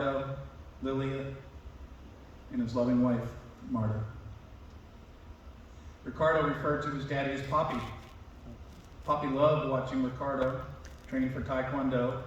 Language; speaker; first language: English; native; English